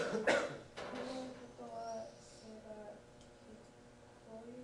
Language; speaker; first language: Japanese; non-native, learner; English